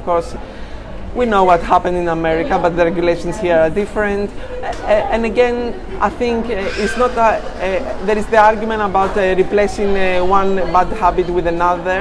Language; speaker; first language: English; non-native, fluent; Greek